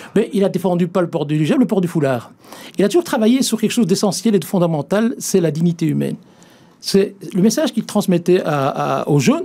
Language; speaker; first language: French; native; French